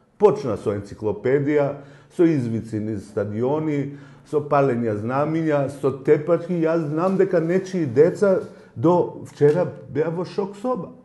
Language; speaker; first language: Macedonian; non-native, local second language; Albanian